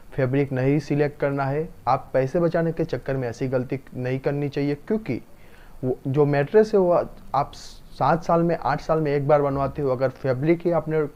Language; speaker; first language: Hindi; non-native, local second language; Gujarati